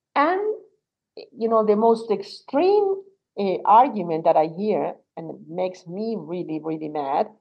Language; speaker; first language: English; non-native, fluent; Spanish